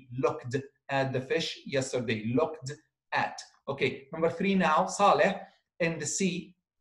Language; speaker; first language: English; non-native, fluent; Arabic